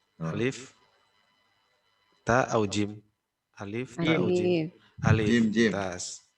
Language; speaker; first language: Arabic; non-native, fluent; Indonesian